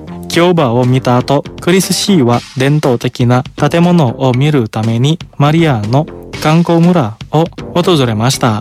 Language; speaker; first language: Japanese; non-native, fluent; Indonesian